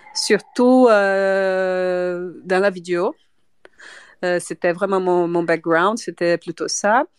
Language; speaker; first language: French; non-native, fluent; Portuguese